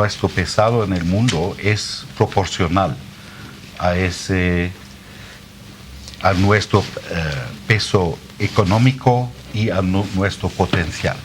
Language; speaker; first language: Spanish; non-native, fluent; German